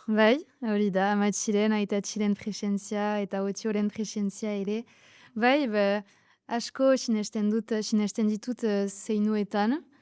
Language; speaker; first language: Basque; non-native, local second language; French